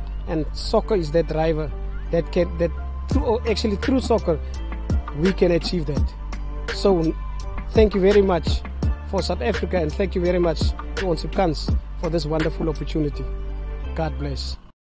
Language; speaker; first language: English; non-native, local second language; Afrikaans